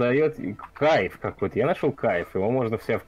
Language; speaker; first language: Russian; native; Russian